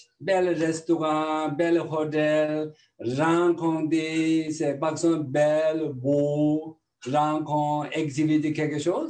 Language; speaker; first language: French; non-native, learner; Tibetan